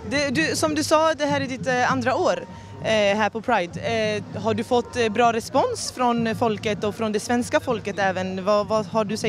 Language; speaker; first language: Swedish; early bilingual, other home language; Assyrian Neo-Aramaic